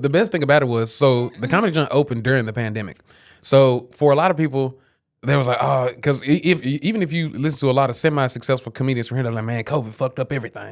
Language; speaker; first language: English; native; English